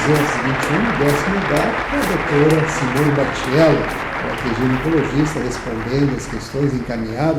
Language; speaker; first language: Portuguese; native; Portuguese